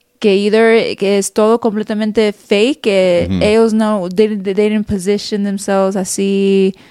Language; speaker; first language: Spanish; early bilingual, heritage; Spanish